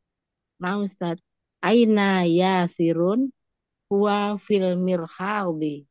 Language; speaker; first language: Arabic; non-native, learner; Indonesian